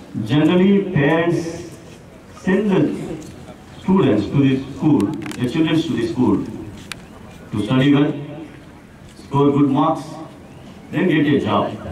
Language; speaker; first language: English; non-native, local second language; Tamil